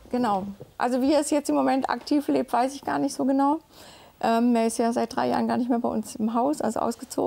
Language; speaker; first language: German; native; German